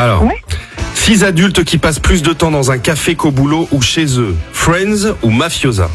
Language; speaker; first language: French; native; French